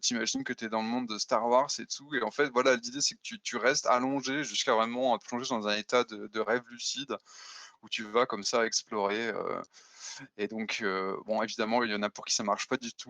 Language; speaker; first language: French; native; French